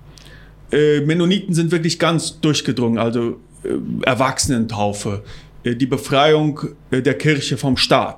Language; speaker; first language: German; non-native, local second language; Plautdietsch